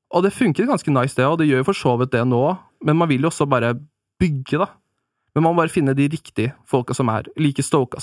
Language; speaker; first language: Norwegian; native; Norwegian